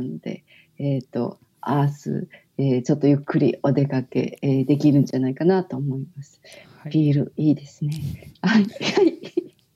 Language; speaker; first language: Japanese; native; Japanese